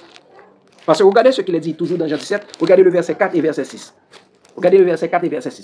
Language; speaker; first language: French; non-native, local second language; Haitian Creole